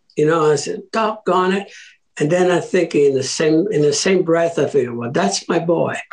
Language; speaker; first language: English; early bilingual, other home language; Italian